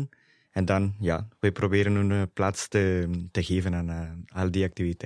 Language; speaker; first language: Dutch; non-native, fluent; Spanish